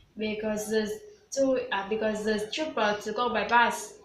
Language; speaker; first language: English; non-native, learner; Vietnamese